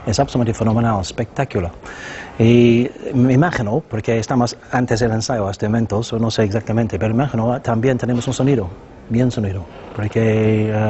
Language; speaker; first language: Spanish; non-native, fluent; English